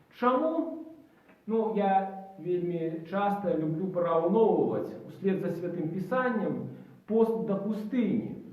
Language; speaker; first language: Belarusian; native; Belarusian